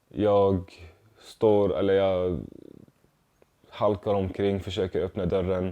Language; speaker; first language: Swedish; non-native, fluent; Arabic